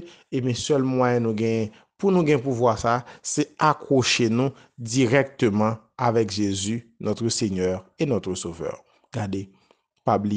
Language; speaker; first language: French; non-native, local second language; Haitian Creole